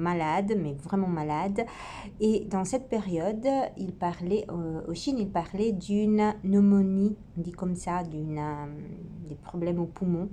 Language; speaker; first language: French; non-native, fluent; Italian